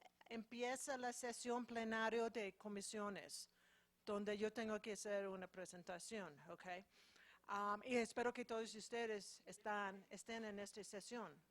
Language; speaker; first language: Spanish; non-native, fluent; English